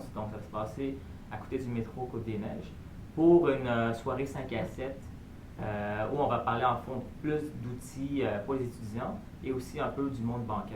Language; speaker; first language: French; native; French